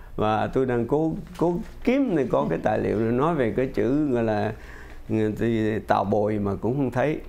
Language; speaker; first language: Vietnamese; native; Vietnamese